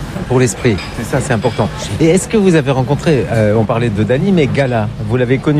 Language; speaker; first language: French; native; French